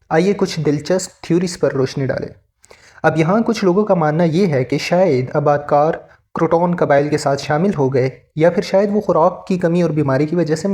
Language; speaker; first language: Urdu; native; Urdu